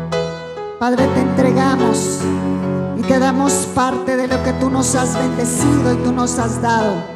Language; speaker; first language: Spanish; native; Spanish